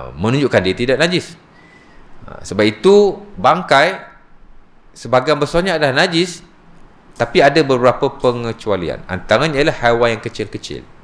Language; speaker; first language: Malay; native; Malay